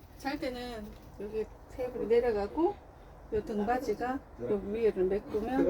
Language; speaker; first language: Korean; native; Korean